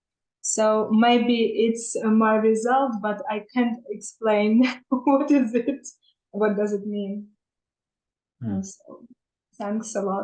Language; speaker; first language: English; non-native, learner; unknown